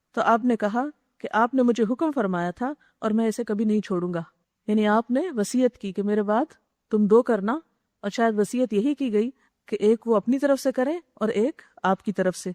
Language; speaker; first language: Urdu; native; Urdu